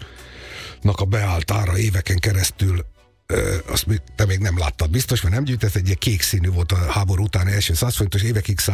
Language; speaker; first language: Hungarian; native; Hungarian